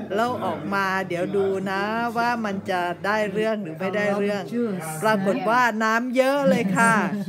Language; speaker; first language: Thai; native; Thai